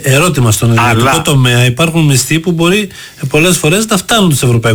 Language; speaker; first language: Greek; native; Greek